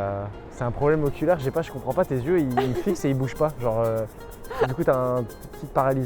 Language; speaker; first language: French; native; French